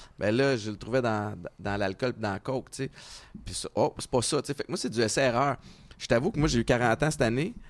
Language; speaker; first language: French; native; French